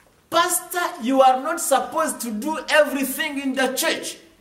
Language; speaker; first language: English; non-native, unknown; Swahili